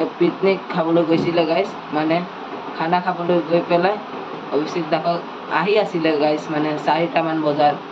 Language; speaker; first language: Assamese; native; Assamese